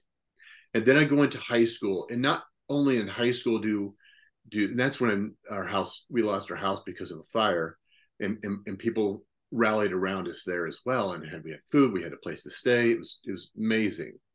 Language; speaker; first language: English; native; English